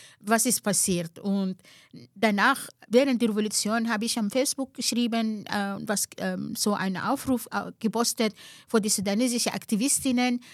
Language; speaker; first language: German; non-native, fluent; Arabic